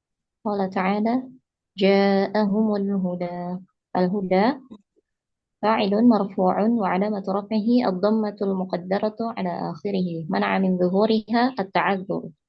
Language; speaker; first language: Arabic; non-native, learner; Indonesian